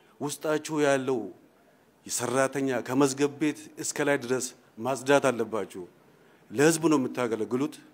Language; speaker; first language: Amharic; non-native, local second language; Oromo